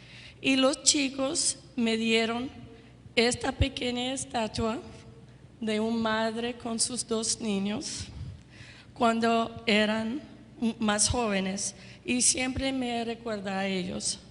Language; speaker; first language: Spanish; non-native, fluent; English